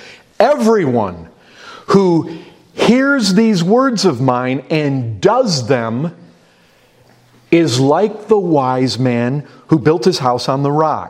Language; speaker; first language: English; native; English